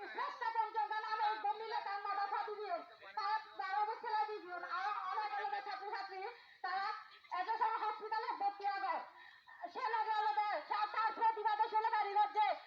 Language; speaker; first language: Bangla; non-native, local second language; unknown